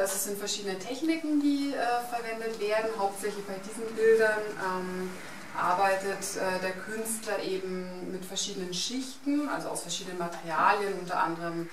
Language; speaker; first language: German; native; German